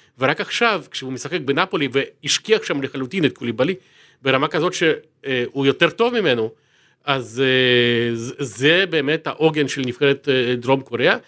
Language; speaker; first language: Hebrew; native; Hebrew